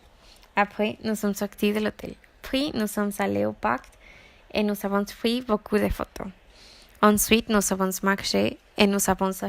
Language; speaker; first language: French; non-native, learner; Spanish